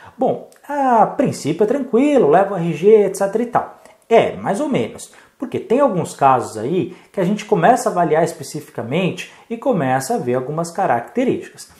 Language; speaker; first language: Portuguese; native; Portuguese